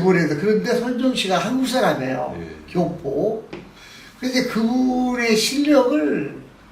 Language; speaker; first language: Korean; native; Korean